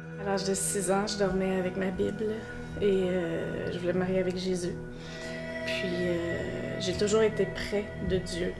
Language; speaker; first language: French; native; French